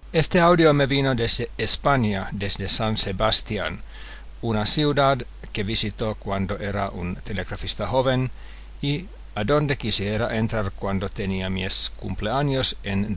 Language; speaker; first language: Spanish; non-native, fluent; Finnish